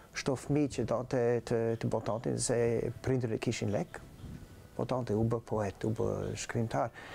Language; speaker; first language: Albanian; non-native, fluent; English